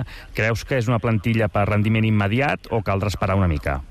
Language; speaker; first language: Catalan; native; Catalan